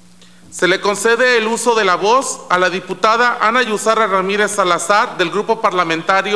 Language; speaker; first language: Spanish; native; Spanish